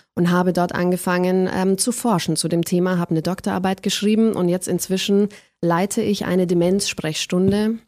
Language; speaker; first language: German; native; German